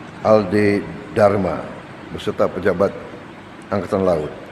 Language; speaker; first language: Indonesian; native; Indonesian